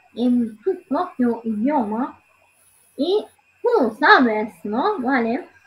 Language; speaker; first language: Spanish; non-native, learner; Italian